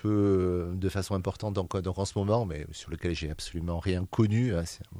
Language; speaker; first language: French; native; French